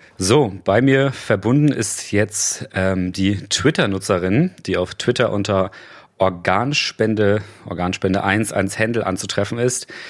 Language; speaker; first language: German; native; German